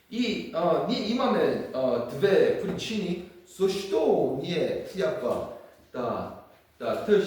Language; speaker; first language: Bulgarian; non-native, learner; Korean